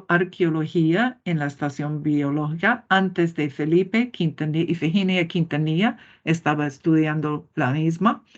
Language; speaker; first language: Spanish; non-native, fluent; English